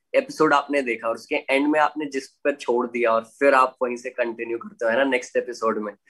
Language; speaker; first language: Hindi; native; Hindi